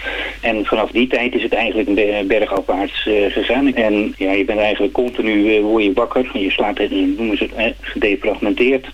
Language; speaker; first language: Dutch; native; Dutch